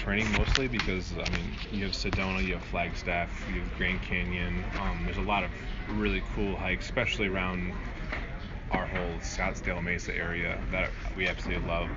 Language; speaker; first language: English; native; English